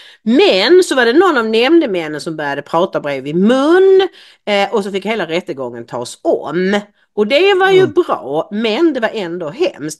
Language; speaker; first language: Swedish; native; Swedish